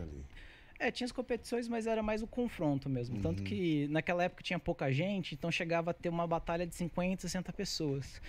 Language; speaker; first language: Portuguese; native; Portuguese